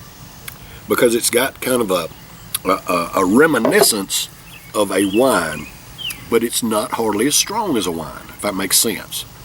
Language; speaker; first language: English; native; English